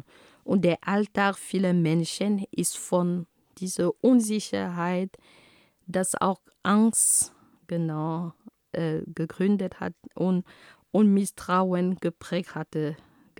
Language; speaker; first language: German; non-native, fluent; Ghomala